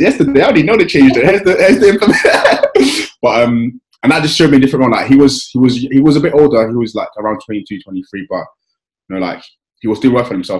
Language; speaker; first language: English; native; English